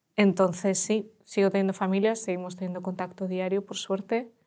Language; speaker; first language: Spanish; early bilingual, other home language; Russian